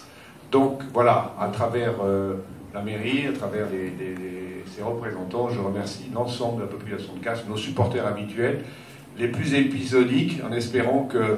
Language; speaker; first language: French; native; French